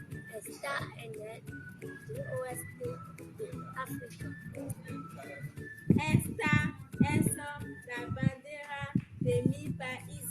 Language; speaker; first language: Spanish; non-native, learner; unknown